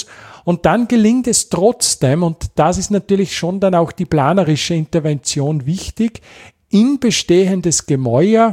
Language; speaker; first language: German; native; German